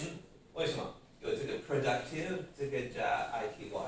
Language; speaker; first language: Chinese; non-native, fluent; English